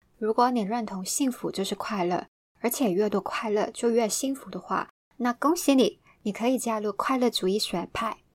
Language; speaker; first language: Chinese; non-native, local second language; Cantonese